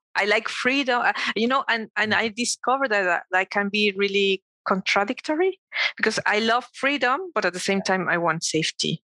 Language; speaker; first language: English; non-native, fluent; Spanish